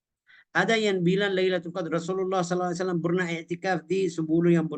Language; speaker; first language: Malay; non-native, fluent; Arabic